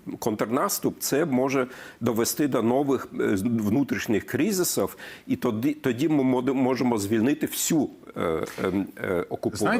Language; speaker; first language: Ukrainian; non-native, fluent; German